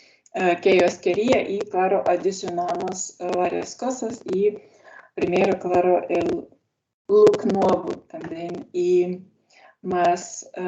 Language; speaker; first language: Spanish; non-native, learner; Lithuanian